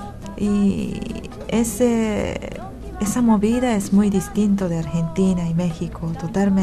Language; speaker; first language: Spanish; non-native, fluent; Japanese